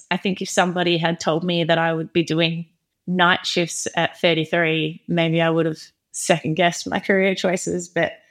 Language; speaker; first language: English; native; English